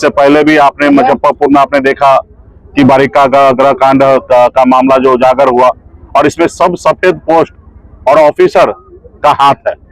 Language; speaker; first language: Hindi; native; Hindi